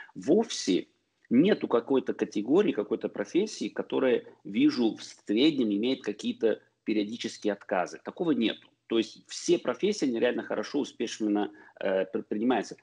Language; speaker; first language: Russian; early bilingual, heritage; Russian